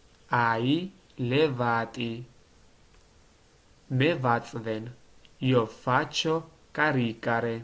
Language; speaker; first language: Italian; non-native, learner; Georgian